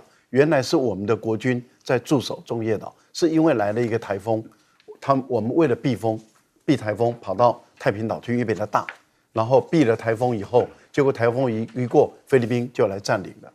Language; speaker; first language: Chinese; native; Chinese